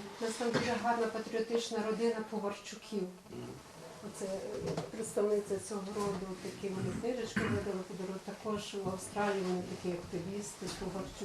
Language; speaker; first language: Ukrainian; native; Ukrainian